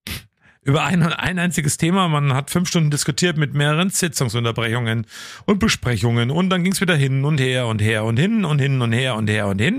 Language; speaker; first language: German; native; German